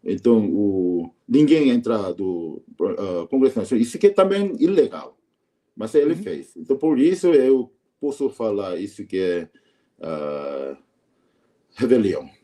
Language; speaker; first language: Portuguese; non-native, learner; Korean